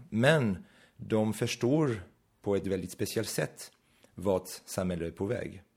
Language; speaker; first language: Swedish; non-native, fluent; French